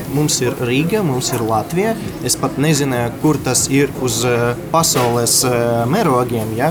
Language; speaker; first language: Latvian; non-native, local second language; Russian